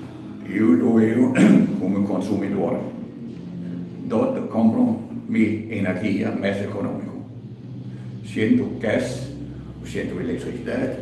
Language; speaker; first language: Spanish; non-native, fluent; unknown